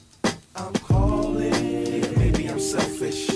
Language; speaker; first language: English; non-native, fluent; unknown